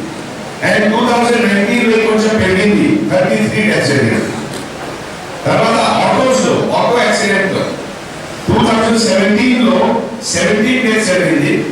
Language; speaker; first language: Telugu; non-native, fluent; Hindi